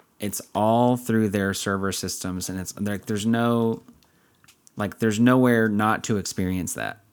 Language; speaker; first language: English; native; English